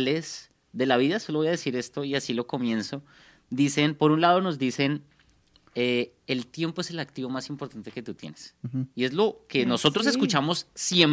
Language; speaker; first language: Spanish; native; Spanish